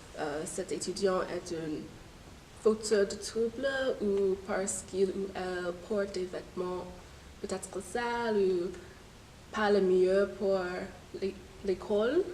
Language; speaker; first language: French; non-native, fluent; English